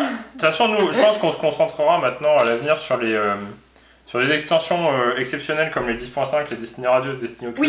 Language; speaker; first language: French; native; French